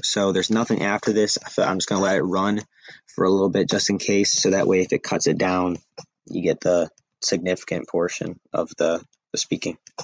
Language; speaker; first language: English; native; English